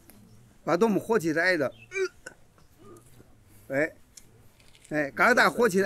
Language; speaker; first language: Russian; non-native, learner; Chinese